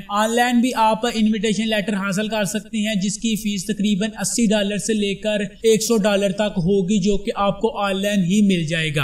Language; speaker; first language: Hindi; non-native, local second language; Punjabi